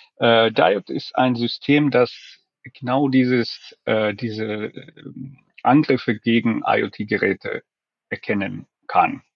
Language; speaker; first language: German; non-native, fluent; Finnish